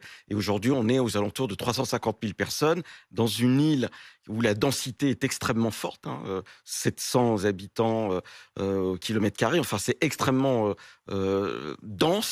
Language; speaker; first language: French; native; French